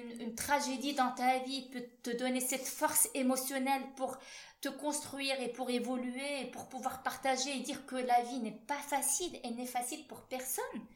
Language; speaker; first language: French; non-native, local second language; Arabic